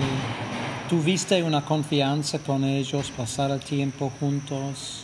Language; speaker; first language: Spanish; non-native, fluent; English